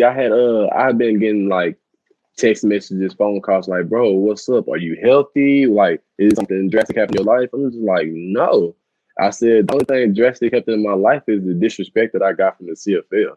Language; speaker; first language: English; native; English